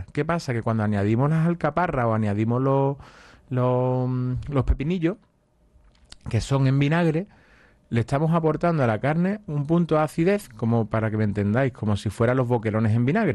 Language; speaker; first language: Spanish; native; Spanish